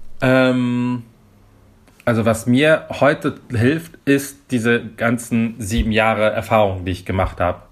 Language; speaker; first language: German; early bilingual, other home language; Persian